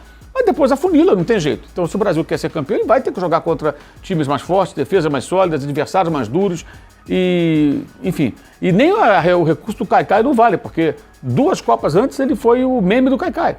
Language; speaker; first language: Portuguese; native; Portuguese